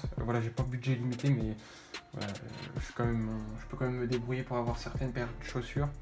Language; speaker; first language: French; native; French